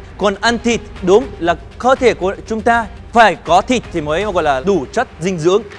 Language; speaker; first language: Vietnamese; non-native, fluent; Arabic